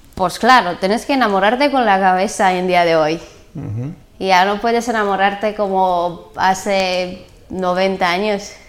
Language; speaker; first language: Spanish; non-native, learner; Bulgarian